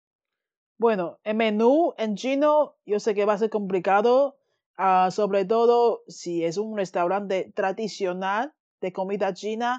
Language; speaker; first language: Spanish; non-native, fluent; Chinese